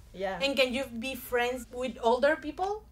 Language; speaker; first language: English; non-native, fluent; Spanish